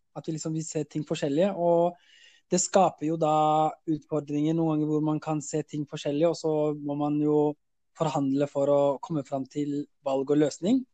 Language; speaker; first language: Norwegian; early bilingual, other home language; Somali